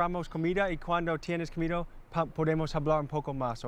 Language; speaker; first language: Spanish; non-native, learner; English